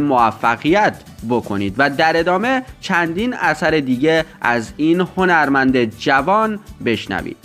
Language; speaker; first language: Persian; native; Persian